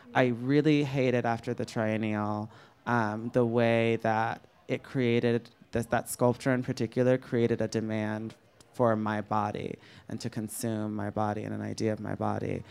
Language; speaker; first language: English; native; English